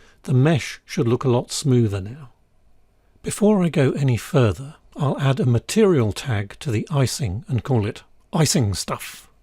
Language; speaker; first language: English; native; English